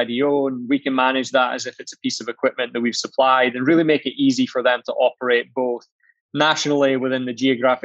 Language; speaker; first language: English; native; English